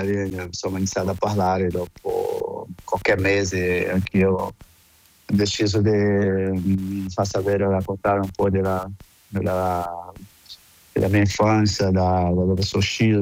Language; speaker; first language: Italian; non-native, fluent; Portuguese